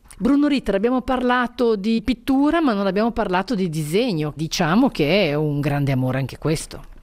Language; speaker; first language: Italian; native; Italian